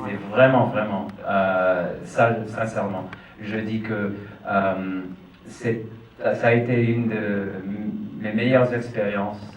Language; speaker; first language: French; non-native, fluent; English